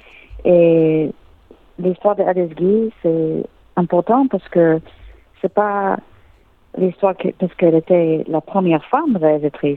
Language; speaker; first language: French; non-native, learner; English